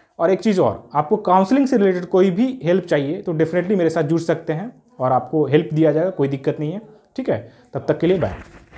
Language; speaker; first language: Hindi; native; Hindi